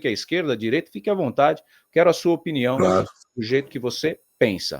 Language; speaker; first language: Portuguese; native; Portuguese